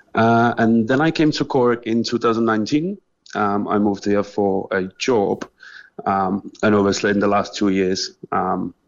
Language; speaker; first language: English; non-native, fluent; Czech